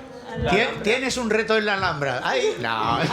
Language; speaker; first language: Spanish; native; Spanish